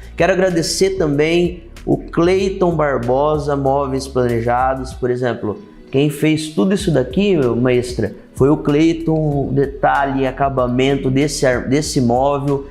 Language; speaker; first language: Portuguese; native; Portuguese